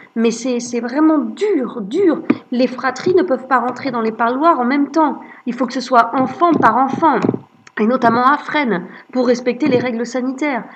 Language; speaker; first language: French; native; French